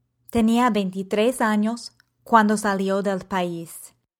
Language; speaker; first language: Spanish; non-native, fluent; English